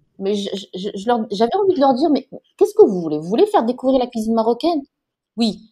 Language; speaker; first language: French; non-native, local second language; Arabic